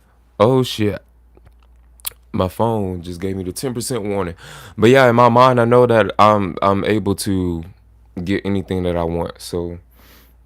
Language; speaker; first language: English; native; English